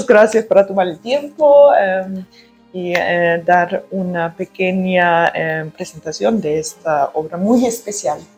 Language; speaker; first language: Spanish; early bilingual, heritage; German